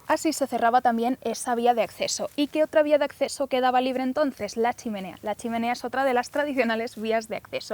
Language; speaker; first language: Spanish; native; Spanish